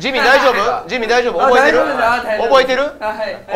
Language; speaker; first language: Japanese; native; Japanese